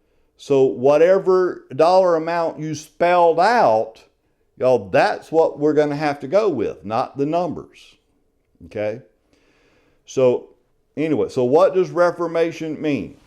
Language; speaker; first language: English; native; English